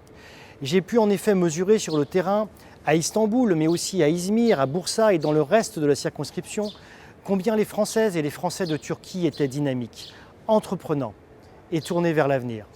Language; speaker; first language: French; native; French